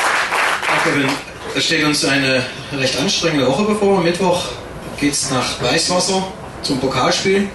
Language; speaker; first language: German; native; German